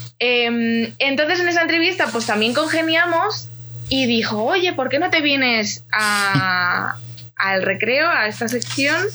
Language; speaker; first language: Spanish; early bilingual, other home language; Ukrainian